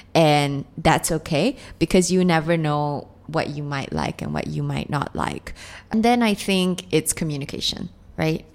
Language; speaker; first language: English; non-native, local second language; Cantonese